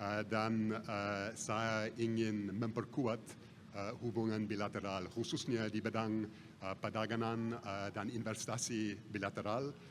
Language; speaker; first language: Indonesian; non-native, fluent; English